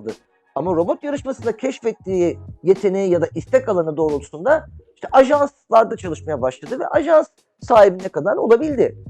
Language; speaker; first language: Turkish; native; Turkish